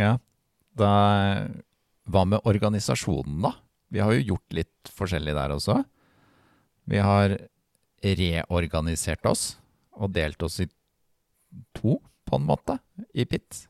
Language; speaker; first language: Norwegian; native; Norwegian